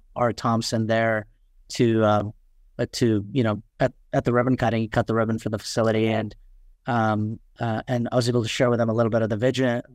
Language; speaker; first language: English; early bilingual, other home language; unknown